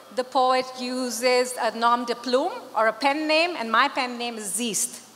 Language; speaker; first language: English; non-native, local second language; Urdu